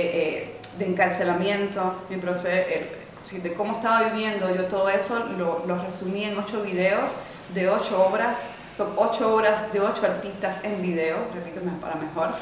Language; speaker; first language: Spanish; native; Spanish